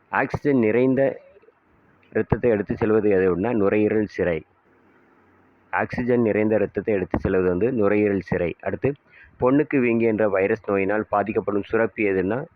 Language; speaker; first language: Tamil; native; Tamil